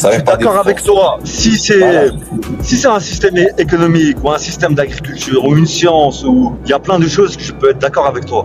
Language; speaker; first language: French; early bilingual, other home language; Turkish